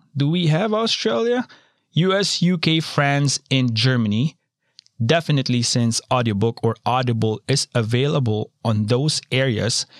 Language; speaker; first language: English; non-native, local second language; Filipino